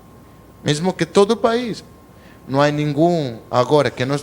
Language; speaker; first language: Portuguese; non-native, learner; Spanish